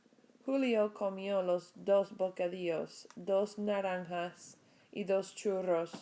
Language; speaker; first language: Spanish; non-native, fluent; English